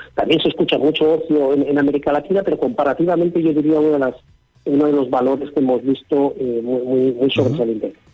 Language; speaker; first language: Spanish; native; Spanish